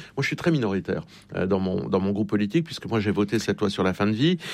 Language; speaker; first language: French; native; French